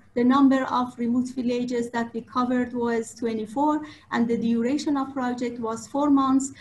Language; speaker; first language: English; non-native, fluent; Persian